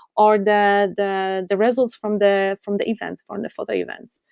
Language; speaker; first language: English; non-native, fluent; Polish